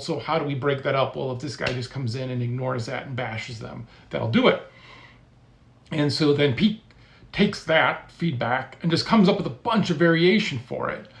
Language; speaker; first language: English; native; English